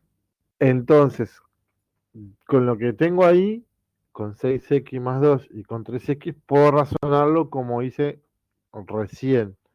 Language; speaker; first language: Spanish; native; Spanish